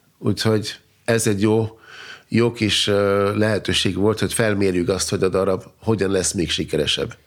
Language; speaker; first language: Hungarian; non-native, fluent; German